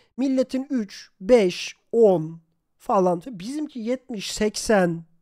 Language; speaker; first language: Turkish; native; Turkish